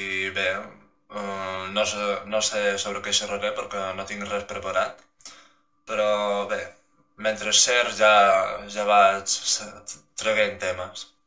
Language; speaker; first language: Catalan; non-native, local second language; Spanish